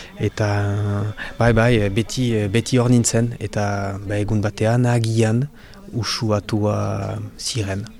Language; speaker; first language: Basque; non-native, local second language; French